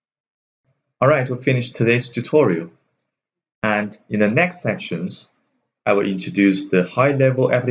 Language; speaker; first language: English; non-native, fluent; Chinese